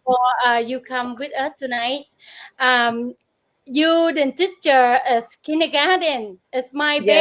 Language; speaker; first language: English; non-native, learner; Vietnamese